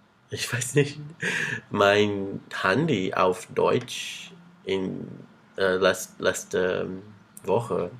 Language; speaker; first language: German; non-native, learner; Portuguese